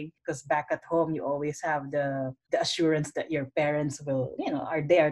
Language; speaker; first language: English; non-native, local second language; Filipino